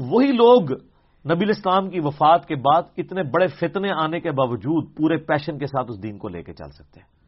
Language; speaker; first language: Urdu; non-native, local second language; Punjabi